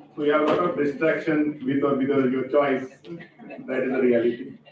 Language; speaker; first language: English; non-native, local second language; Marathi